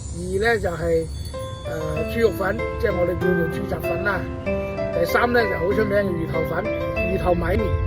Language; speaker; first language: Cantonese; non-native, local second language; Hakka Chinese